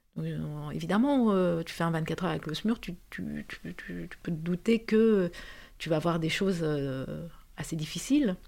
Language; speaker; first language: French; non-native, fluent; Romanian